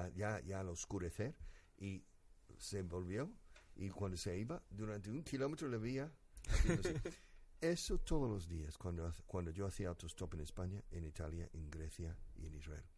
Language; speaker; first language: Spanish; non-native, fluent; English